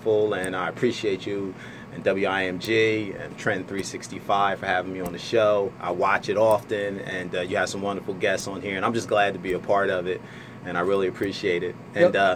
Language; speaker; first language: English; native; English